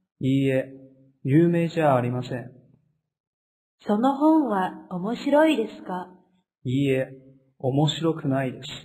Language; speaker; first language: Japanese; non-native, fluent; Chinese